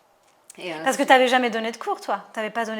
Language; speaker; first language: French; native; French